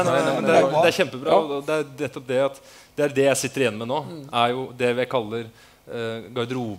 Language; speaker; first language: Norwegian; native; Norwegian